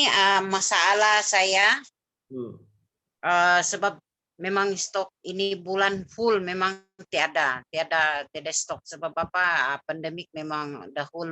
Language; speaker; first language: Malay; native; Malay